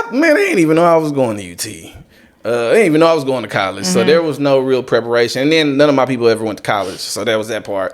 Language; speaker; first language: English; native; English